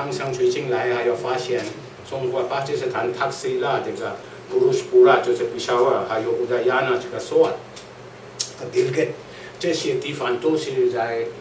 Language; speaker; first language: Chinese; non-native, learner; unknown